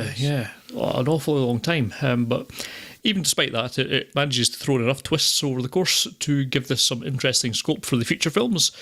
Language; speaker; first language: English; native; English